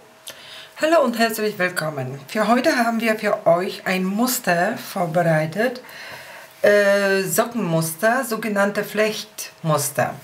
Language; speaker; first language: German; non-native, fluent; Polish